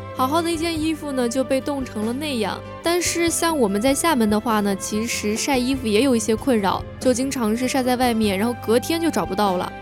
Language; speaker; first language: Chinese; native; Chinese